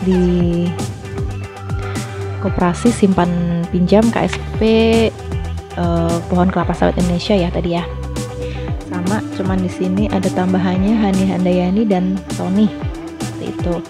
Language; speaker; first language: Indonesian; native; Indonesian